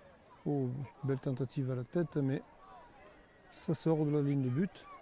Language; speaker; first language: French; native; French